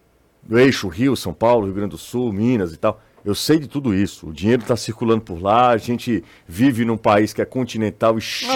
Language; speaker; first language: Portuguese; native; Portuguese